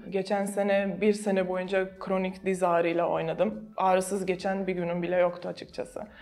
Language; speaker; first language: Turkish; non-native, fluent; Serbian